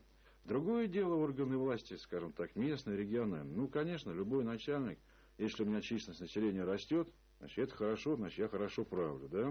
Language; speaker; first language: Russian; native; Russian